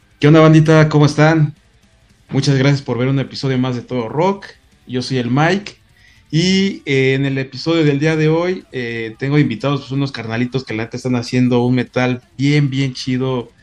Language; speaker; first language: Spanish; native; Spanish